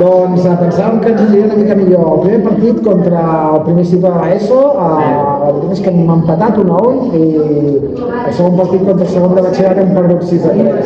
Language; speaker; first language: Catalan; native; Catalan